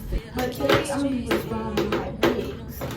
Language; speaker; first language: English; native; English